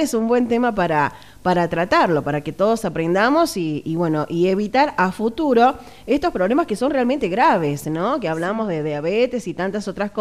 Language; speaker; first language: Spanish; native; Spanish